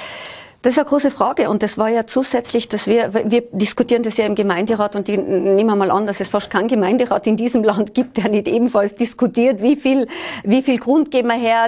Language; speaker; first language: German; native; German